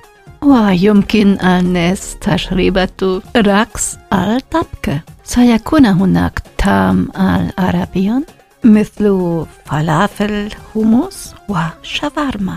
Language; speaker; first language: Arabic; non-native, learner; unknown